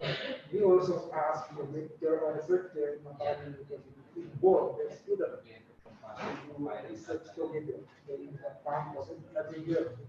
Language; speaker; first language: English; non-native, learner; Indonesian